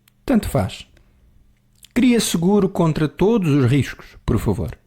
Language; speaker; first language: Portuguese; non-native, learner; English